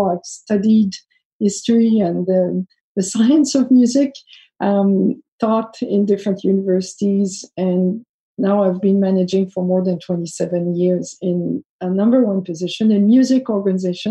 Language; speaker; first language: English; non-native, fluent; French